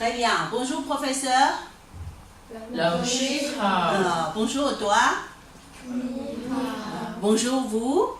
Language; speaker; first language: French; non-native, fluent; Chinese